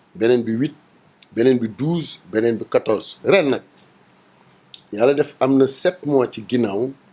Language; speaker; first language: Wolof; native; Wolof